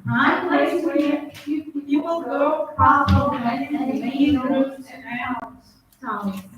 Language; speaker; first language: English; non-native, fluent; Uzbek